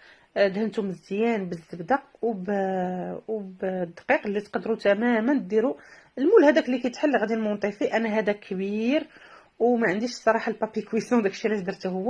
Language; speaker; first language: Arabic; native; Arabic